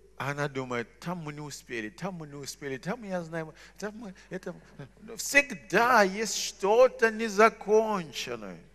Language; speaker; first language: Russian; non-native, fluent; Shona